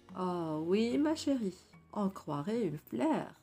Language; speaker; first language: French; native; French